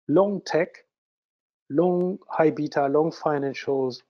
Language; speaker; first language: English; early bilingual, other home language; French